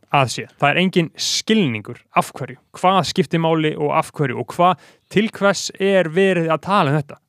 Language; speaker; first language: Icelandic; native; Icelandic